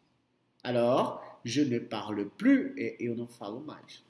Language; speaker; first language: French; non-native, fluent; Portuguese